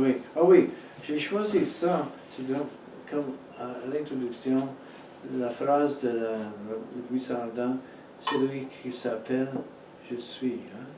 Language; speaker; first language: French; non-native, fluent; English